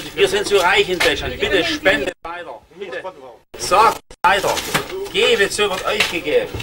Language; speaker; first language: German; native; German